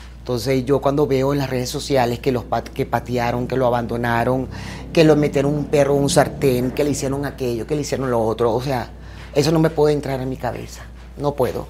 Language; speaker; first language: Spanish; native; Spanish